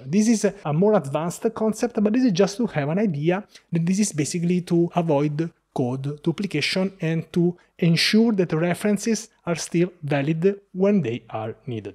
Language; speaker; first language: English; non-native, fluent; Italian